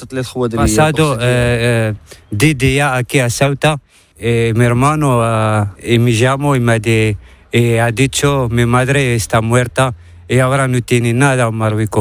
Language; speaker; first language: Spanish; non-native, learner; Arabic